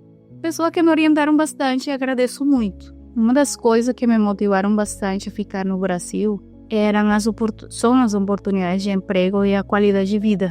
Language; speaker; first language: Portuguese; non-native, fluent; Spanish